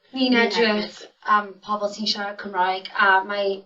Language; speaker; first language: Welsh; non-native, local second language; English